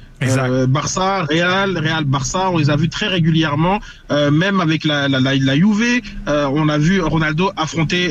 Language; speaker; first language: French; native; French